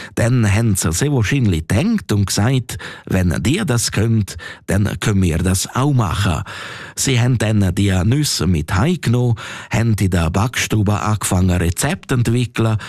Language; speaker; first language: German; non-native, local second language; Romansh